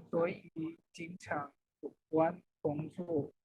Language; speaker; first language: Chinese; non-native, learner; Bangla